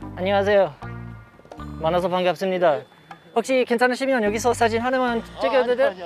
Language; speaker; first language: Korean; non-native, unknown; English